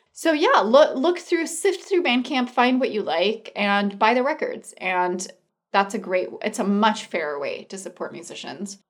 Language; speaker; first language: English; non-native, fluent; Spanish